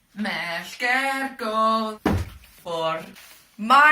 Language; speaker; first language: Danish; non-native, learner; Icelandic